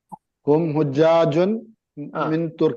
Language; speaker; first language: Arabic; non-native, learner; Malayalam